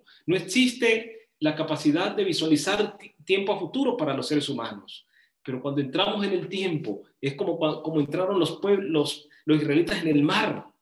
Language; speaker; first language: Spanish; native; Spanish